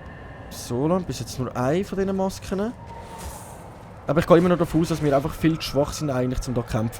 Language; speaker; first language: German; native; German